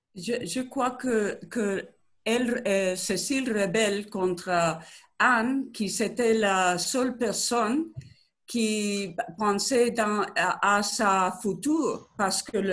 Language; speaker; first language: French; non-native, learner; Spanish